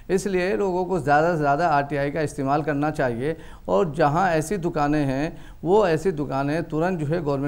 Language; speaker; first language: Hindi; native; Hindi